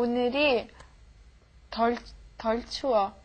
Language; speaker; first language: Korean; non-native, learner; Italian